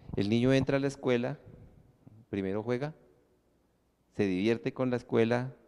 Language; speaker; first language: Spanish; native; Spanish